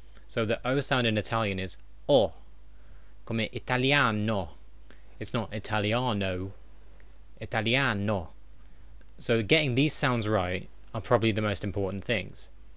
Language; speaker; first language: English; native; English